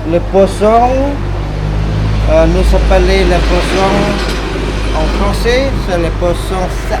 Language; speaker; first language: French; non-native, learner; Khmer